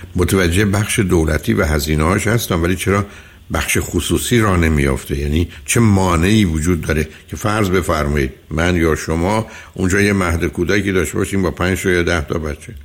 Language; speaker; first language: Persian; native; Persian